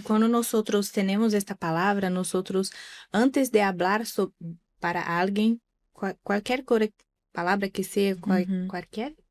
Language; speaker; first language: Spanish; non-native, learner; Portuguese